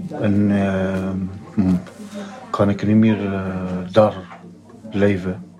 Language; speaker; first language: Dutch; non-native, learner; Arabic